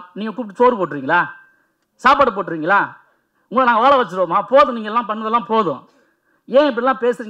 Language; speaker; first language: Tamil; native; Tamil